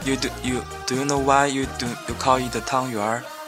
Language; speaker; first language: English; non-native, learner; Chinese